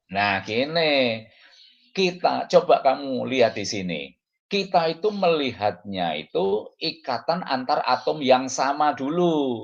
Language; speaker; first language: Indonesian; native; Indonesian